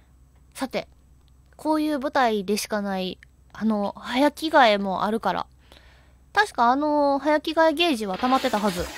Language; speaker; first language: Japanese; native; Japanese